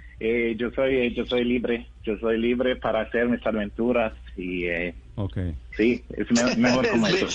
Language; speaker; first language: Spanish; non-native, learner; Norwegian